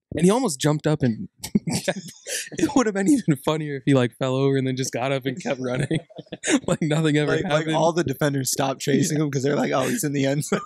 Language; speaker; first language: English; native; English